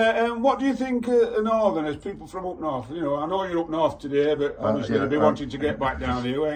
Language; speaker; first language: English; native; English